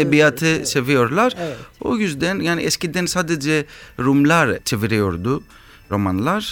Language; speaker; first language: Turkish; non-native, learner; Greek